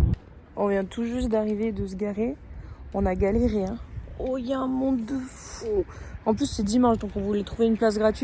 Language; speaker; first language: French; native; French